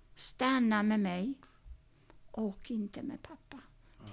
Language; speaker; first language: Swedish; non-native, fluent; Yiddish